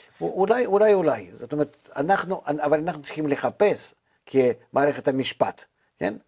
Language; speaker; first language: Hebrew; non-native, fluent; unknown